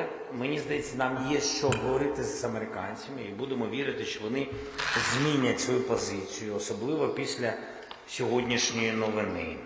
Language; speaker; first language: Ukrainian; non-native, local second language; Russian